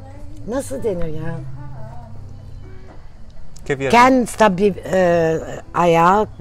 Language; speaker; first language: Spanish; early bilingual, heritage; Turkish